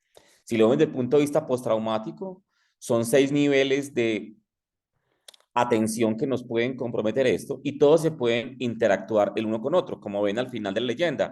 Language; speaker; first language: Spanish; native; Spanish